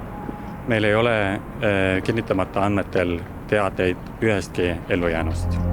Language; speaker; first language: Estonian; native; Estonian